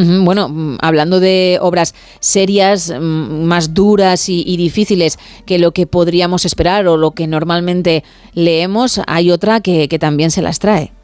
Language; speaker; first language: Spanish; native; Spanish